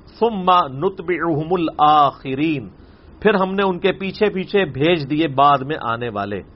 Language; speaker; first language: Urdu; non-native, local second language; Punjabi